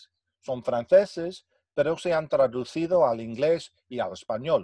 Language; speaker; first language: Spanish; non-native, fluent; English